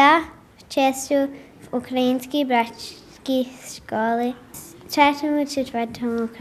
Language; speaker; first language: Ukrainian; early bilingual, heritage; Ukrainian